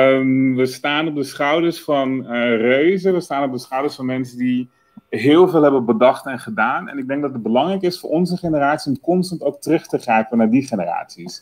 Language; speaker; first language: Dutch; native; Dutch